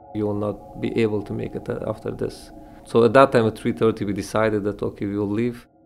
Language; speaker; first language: English; non-native, fluent; Persian